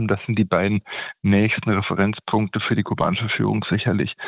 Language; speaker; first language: German; native; German